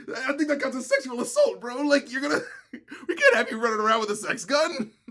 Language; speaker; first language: English; native; English